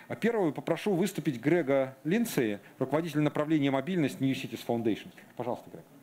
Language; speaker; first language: Russian; native; Russian